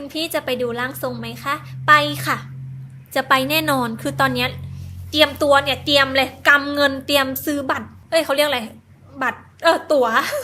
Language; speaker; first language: Thai; native; Thai